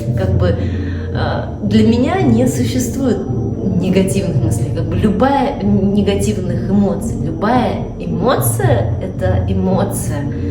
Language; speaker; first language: Russian; native; Russian